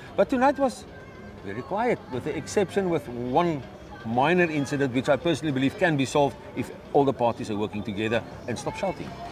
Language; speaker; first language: English; non-native, local second language; Afrikaans